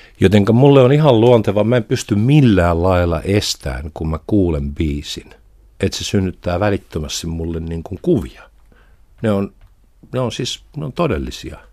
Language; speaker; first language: Finnish; native; Finnish